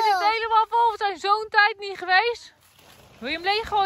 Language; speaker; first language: Dutch; native; Dutch